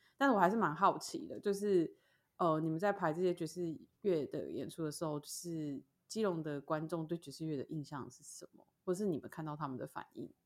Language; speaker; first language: Chinese; native; Chinese